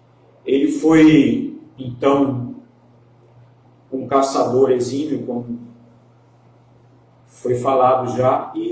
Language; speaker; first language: Portuguese; native; Portuguese